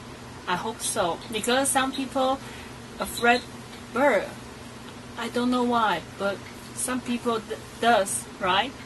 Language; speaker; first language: English; non-native, learner; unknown